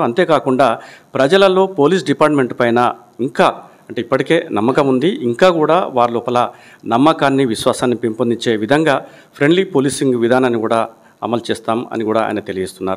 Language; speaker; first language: Telugu; native; Telugu